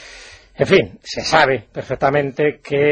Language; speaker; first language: Spanish; native; Spanish